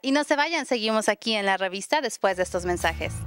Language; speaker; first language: Spanish; native; Spanish